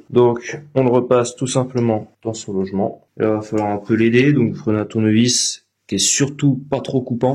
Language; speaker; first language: French; native; French